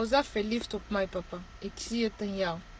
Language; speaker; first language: Dutch; early bilingual, other home language; Lingala